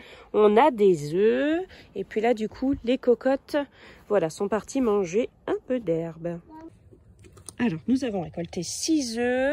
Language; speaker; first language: French; native; French